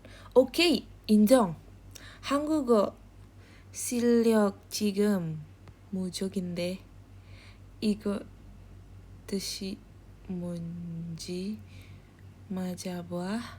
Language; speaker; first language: Korean; non-native, learner; Indonesian